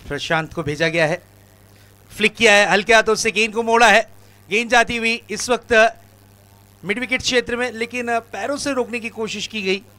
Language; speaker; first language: Hindi; non-native, local second language; Marathi